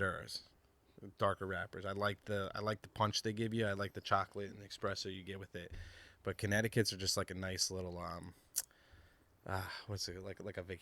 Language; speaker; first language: English; native; English